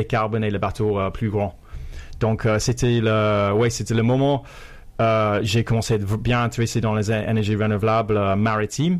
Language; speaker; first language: French; non-native, fluent; English